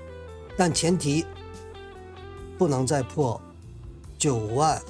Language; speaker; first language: Chinese; native; Chinese